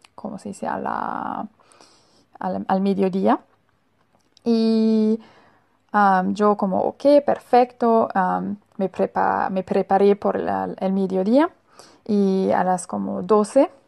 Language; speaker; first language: Spanish; non-native, fluent; German